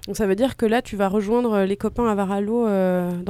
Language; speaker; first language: French; native; French